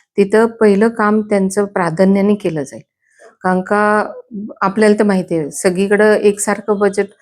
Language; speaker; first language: Marathi; native; Marathi